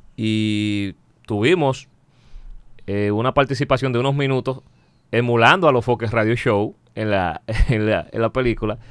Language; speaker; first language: Spanish; native; Spanish